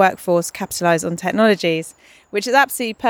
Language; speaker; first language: English; native; English